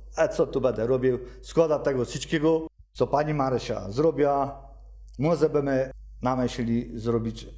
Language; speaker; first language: Polish; native; Polish